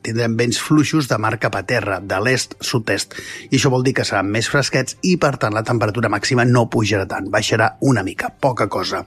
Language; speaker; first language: Catalan; native; Catalan